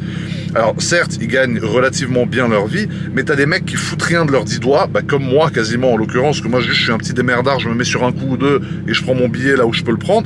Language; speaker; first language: French; native; French